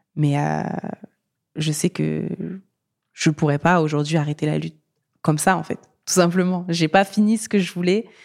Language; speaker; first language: French; early bilingual, other home language; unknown